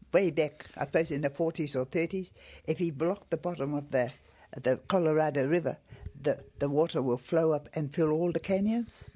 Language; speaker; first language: English; native; English